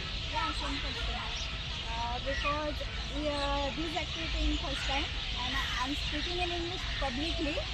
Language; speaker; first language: English; non-native, learner; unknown